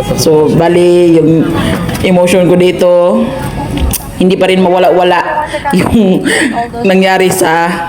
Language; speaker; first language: Filipino; non-native, local second language; Cebuano